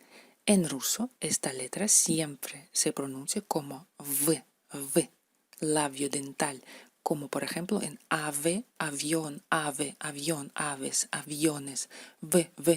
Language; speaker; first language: Spanish; non-native, fluent; Russian